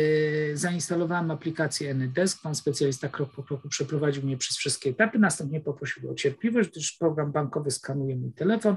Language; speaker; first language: Polish; native; Polish